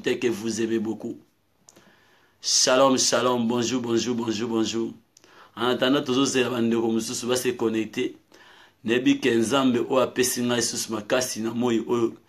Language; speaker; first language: Lingala; non-native, local second language; Kituba (Democratic Republic of Congo)